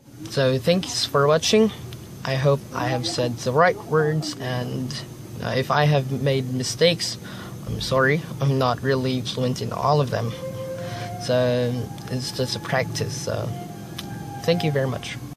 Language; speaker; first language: English; non-native, local second language; Filipino